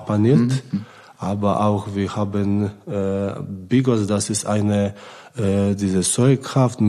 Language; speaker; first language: German; non-native, learner; Polish